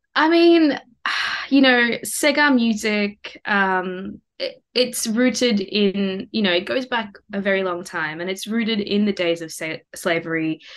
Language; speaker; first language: English; early bilingual, other home language; Morisyen